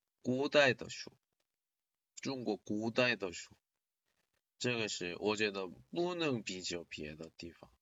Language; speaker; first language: Chinese; non-native, learner; Korean